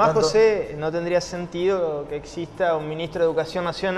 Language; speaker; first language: Spanish; native; Spanish